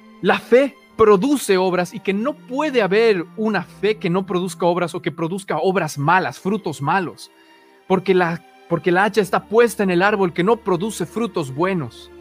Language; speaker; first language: Spanish; native; Spanish